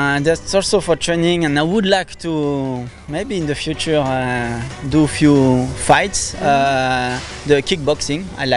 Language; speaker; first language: English; non-native, fluent; French